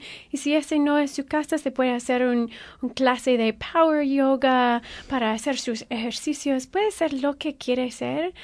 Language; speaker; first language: Spanish; early bilingual, heritage; Spanish